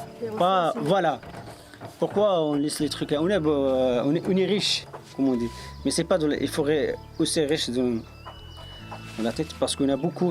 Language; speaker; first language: French; non-native, local second language; Tachelhit